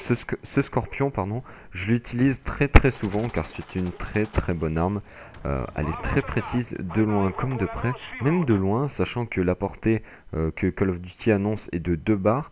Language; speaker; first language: French; native; French